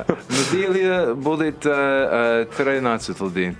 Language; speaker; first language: Ukrainian; non-native, learner; English